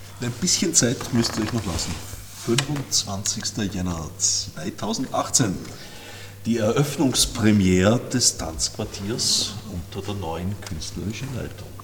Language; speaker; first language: German; native; German